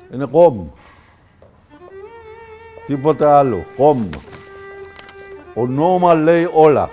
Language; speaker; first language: Greek; non-native, learner; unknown